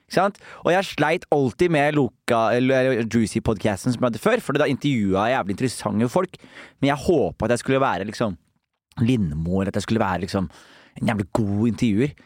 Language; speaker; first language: Norwegian; early bilingual, other home language; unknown